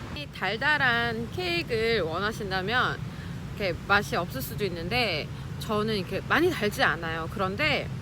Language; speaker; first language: Korean; native; Korean